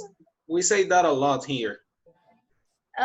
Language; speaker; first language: English; non-native, fluent; Spanish